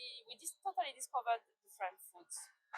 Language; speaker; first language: English; non-native, learner; French